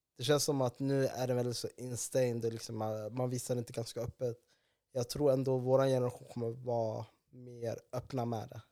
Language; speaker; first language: Swedish; early bilingual, other home language; Somali